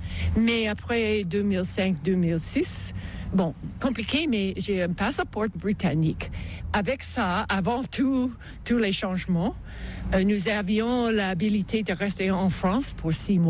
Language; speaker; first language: French; non-native, fluent; English